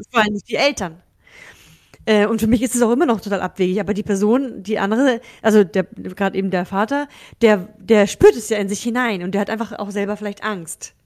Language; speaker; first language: German; early bilingual, other home language; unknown